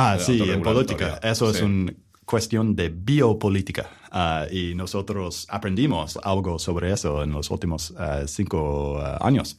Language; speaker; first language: Spanish; non-native, learner; English